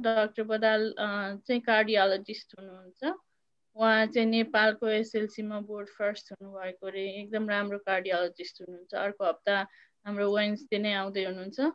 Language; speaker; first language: Nepali; native; Nepali